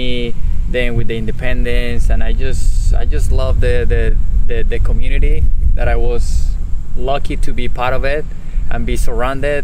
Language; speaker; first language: English; non-native, fluent; Spanish